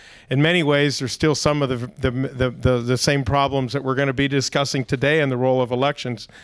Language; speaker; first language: English; native; English